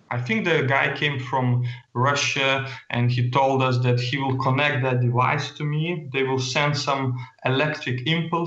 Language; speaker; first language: English; non-native, fluent; Lithuanian